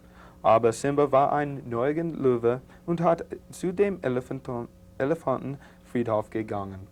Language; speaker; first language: German; non-native, learner; English